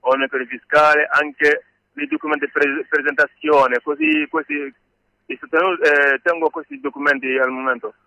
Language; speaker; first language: Italian; non-native, learner; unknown